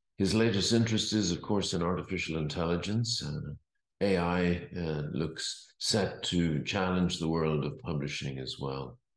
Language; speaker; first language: English; native; English